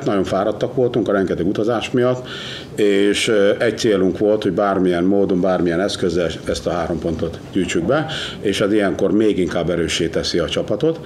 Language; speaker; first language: Hungarian; native; Hungarian